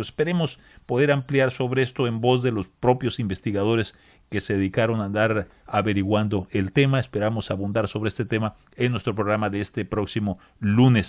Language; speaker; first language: Spanish; native; Spanish